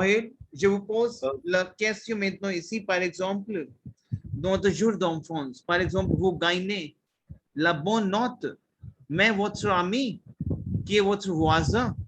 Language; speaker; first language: French; non-native, learner; Hindi